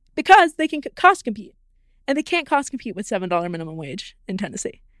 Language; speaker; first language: English; native; English